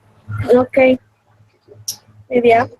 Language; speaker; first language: English; non-native, learner; Spanish